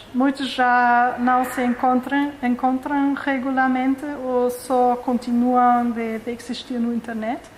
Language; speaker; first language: Portuguese; non-native, fluent; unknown